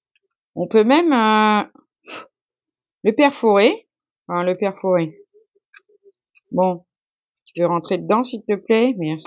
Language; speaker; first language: French; native; French